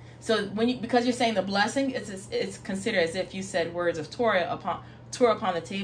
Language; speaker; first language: English; native; English